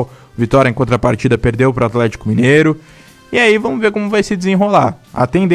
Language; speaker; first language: Portuguese; native; Portuguese